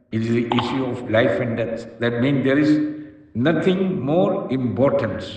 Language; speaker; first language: English; non-native, local second language; Malayalam